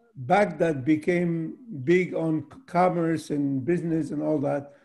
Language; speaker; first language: English; early bilingual, other home language; Arabic